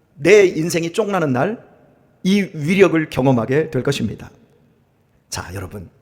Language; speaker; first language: Korean; native; Korean